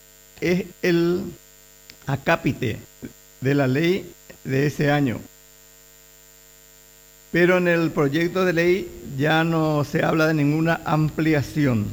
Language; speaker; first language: Spanish; native; Spanish